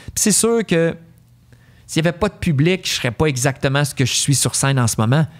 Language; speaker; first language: French; native; French